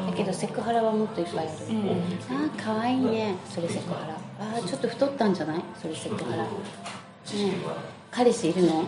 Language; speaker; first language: Japanese; non-native, fluent; Portuguese